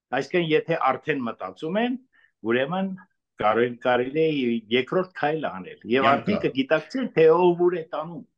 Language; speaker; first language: Armenian; native; Armenian